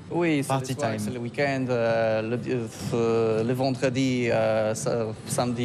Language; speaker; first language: French; non-native, learner; Polish